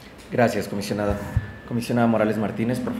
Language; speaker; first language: Spanish; native; Spanish